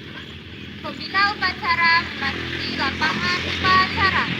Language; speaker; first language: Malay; non-native, local second language; Javanese